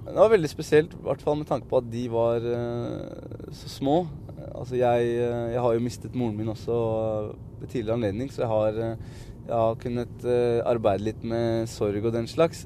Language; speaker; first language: Norwegian; early bilingual, other home language; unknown